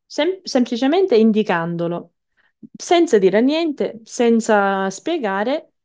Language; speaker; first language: Italian; non-native, fluent; English